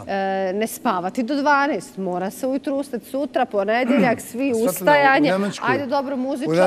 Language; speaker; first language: Bosnian; native; Bosnian